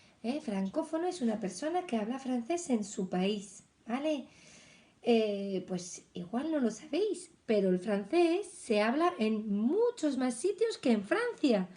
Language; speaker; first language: Spanish; non-native, fluent; French